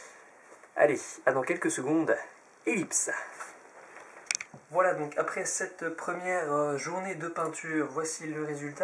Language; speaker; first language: French; native; French